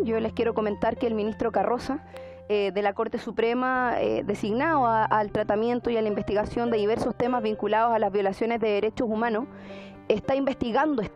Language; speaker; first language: Spanish; native; Spanish